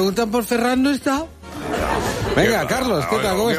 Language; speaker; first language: Spanish; native; Spanish